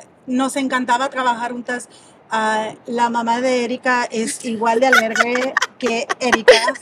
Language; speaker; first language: Spanish; early bilingual, heritage; Spanish